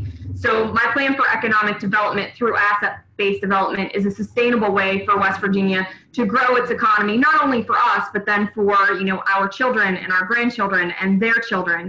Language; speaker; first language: English; native; English